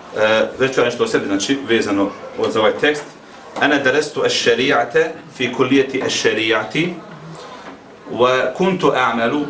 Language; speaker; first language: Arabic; non-native, fluent; Bosnian